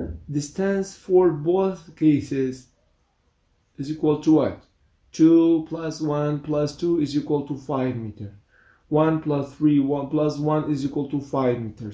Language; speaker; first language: English; non-native, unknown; Central Kurdish